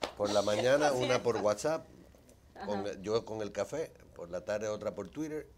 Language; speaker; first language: Spanish; native; Spanish